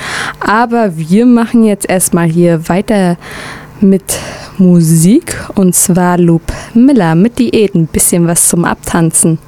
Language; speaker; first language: German; native; German